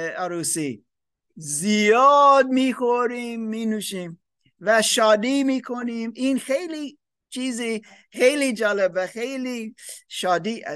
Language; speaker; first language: Persian; non-native, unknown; German